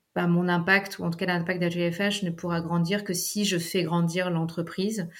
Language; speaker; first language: French; native; French